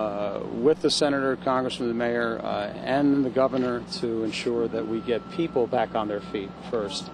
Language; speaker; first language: English; native; English